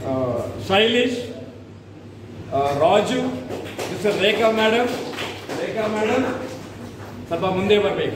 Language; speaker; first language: Kannada; non-native, local second language; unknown